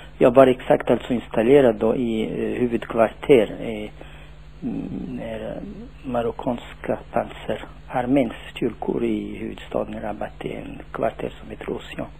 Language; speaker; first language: Swedish; non-native, fluent; Tachelhit